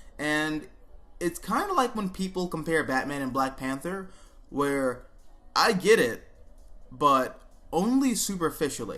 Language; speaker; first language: English; native; English